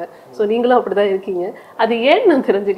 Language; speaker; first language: Tamil; native; Tamil